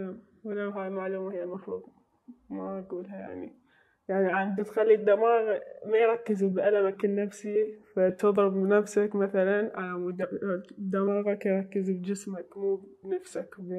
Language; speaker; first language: Arabic; native; Arabic